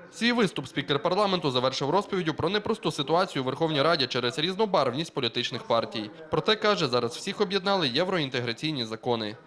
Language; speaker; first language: Ukrainian; native; Ukrainian